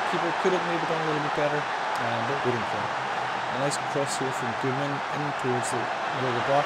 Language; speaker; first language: English; native; English